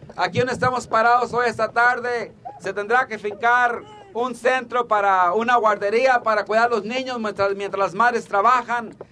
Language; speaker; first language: Spanish; early bilingual, heritage; Spanish